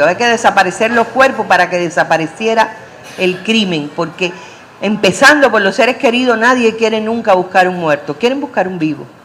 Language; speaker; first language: Spanish; native; Spanish